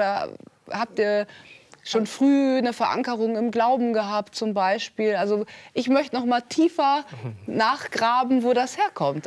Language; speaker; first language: German; native; German